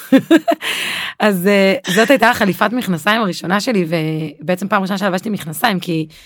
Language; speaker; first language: Hebrew; native; Hebrew